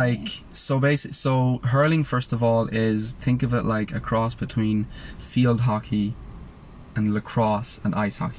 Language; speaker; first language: English; native; English